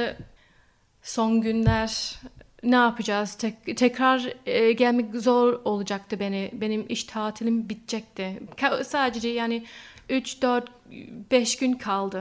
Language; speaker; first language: Turkish; non-native, learner; English